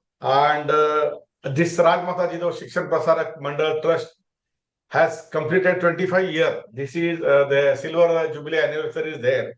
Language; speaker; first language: English; non-native, local second language; Marathi